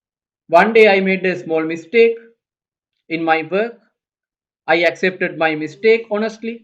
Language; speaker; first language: English; non-native, fluent; Sinhala